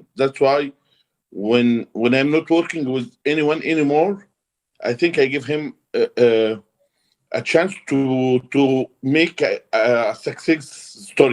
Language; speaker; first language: English; non-native, learner; Arabic